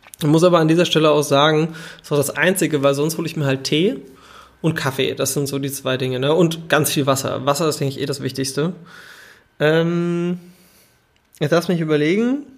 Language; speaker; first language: German; native; German